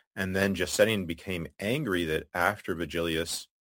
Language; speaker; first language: English; native; English